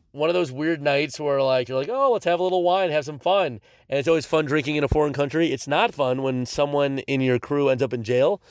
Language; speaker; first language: English; native; English